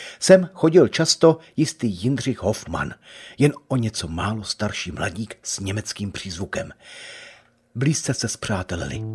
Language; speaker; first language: Czech; native; Czech